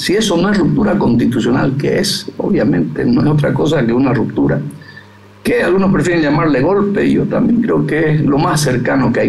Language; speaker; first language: Spanish; native; Spanish